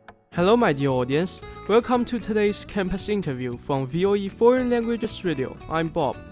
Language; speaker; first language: English; non-native, fluent; Chinese